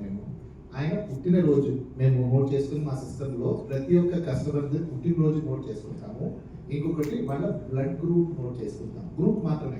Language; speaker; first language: Telugu; native; Telugu